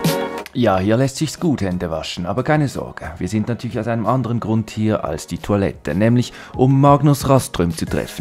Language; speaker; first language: German; native; German